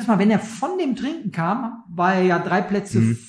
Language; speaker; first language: German; native; German